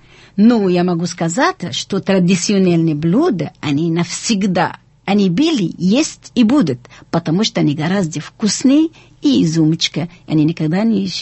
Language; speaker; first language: Russian; non-native, fluent; Arabic